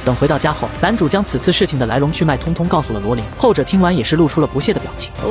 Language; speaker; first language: Chinese; native; Chinese